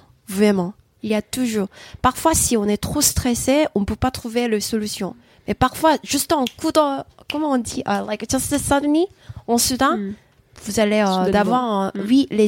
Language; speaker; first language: French; non-native, fluent; Korean